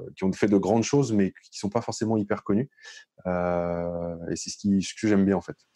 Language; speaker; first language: French; native; French